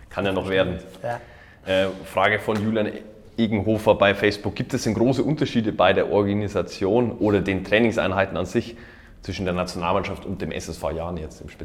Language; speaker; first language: German; native; German